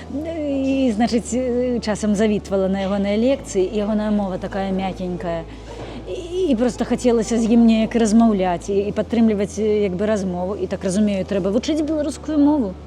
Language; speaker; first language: Belarusian; non-native, local second language; Russian